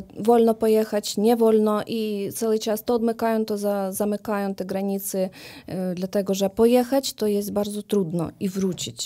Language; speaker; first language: Polish; non-native, learner; Ukrainian